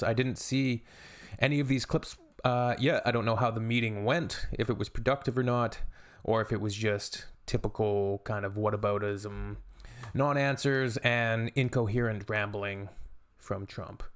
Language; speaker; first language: English; native; English